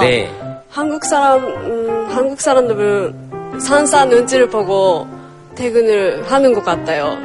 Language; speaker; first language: Korean; non-native, fluent; Japanese